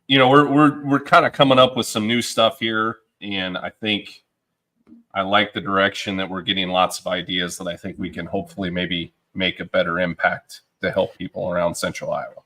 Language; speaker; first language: English; native; English